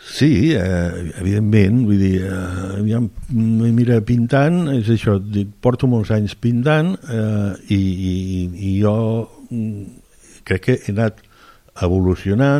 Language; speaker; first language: Catalan; native; Catalan